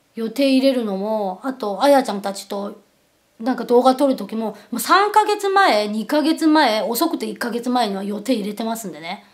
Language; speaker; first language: Japanese; non-native, fluent; Korean